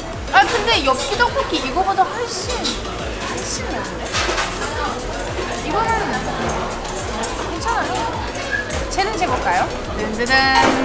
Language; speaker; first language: Korean; non-native, fluent; Turkish